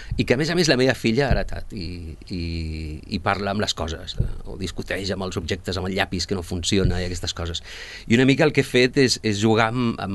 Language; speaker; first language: Catalan; early bilingual, other home language; Spanish